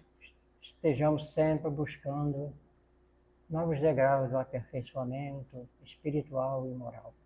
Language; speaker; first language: Portuguese; native; Portuguese